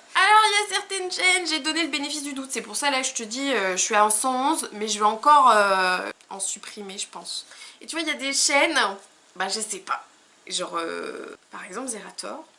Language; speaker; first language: French; native; French